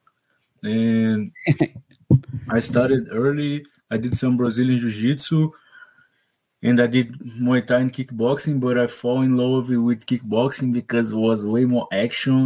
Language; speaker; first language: English; non-native, learner; Portuguese